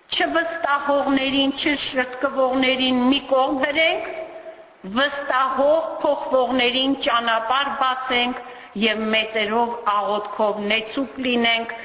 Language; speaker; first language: Armenian; native; Armenian